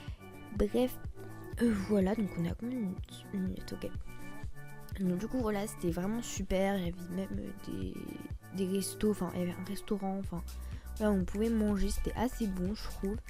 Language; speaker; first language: French; native; French